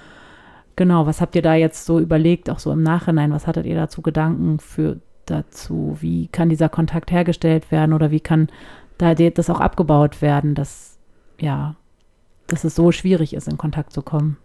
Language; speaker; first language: German; native; German